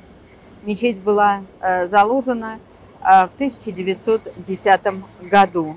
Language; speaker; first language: Russian; native; Russian